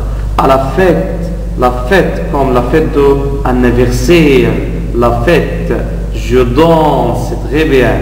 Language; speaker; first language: French; non-native, fluent; Arabic